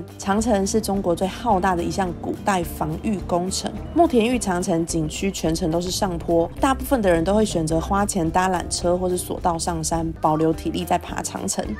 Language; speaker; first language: Chinese; native; Chinese